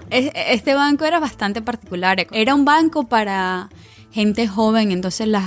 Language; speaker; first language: Spanish; native; Spanish